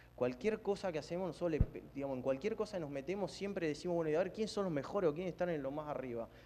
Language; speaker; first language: Spanish; native; Spanish